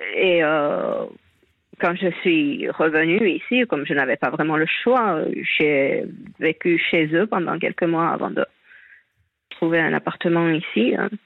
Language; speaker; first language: French; non-native, fluent; Finnish